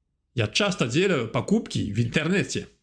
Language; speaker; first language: Russian; non-native, fluent; French